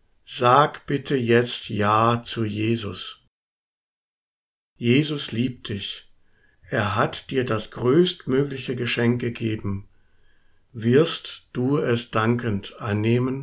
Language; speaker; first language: German; native; German